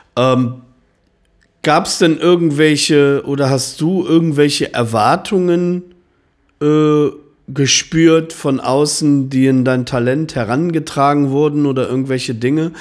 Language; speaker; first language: German; native; German